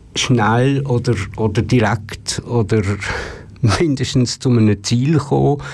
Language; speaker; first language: German; native; German